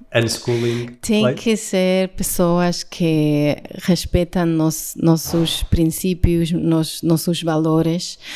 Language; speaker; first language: Portuguese; non-native, learner; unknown